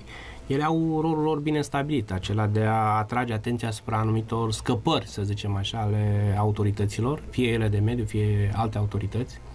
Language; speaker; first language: Romanian; native; Romanian